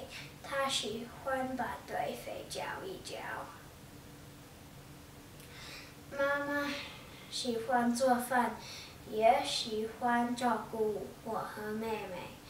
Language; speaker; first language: Chinese; non-native, learner; English